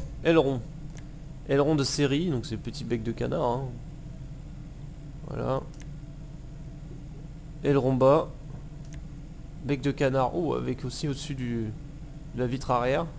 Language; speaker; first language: French; native; French